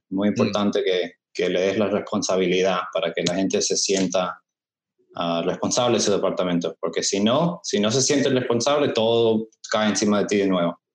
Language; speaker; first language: Spanish; early bilingual, heritage; Spanish